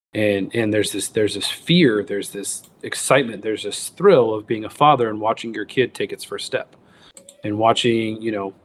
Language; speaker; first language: English; native; English